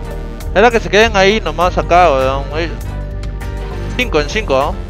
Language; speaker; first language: Spanish; native; Spanish